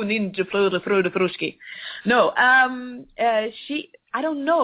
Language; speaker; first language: English; non-native, fluent; Swedish